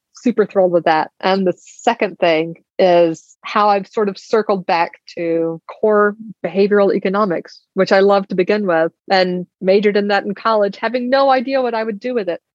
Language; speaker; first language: English; native; English